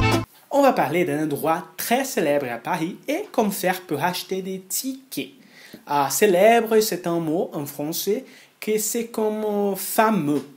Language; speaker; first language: French; non-native, fluent; Portuguese